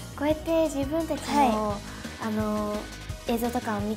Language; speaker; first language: Japanese; native; Japanese